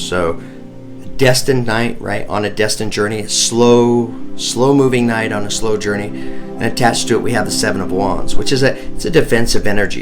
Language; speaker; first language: English; native; English